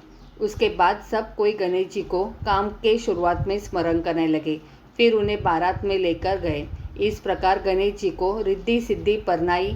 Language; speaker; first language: Hindi; native; Hindi